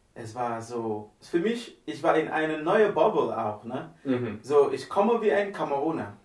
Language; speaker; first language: German; non-native, fluent; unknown